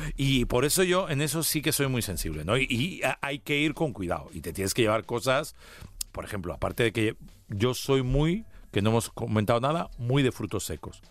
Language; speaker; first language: Spanish; early bilingual, heritage; Spanish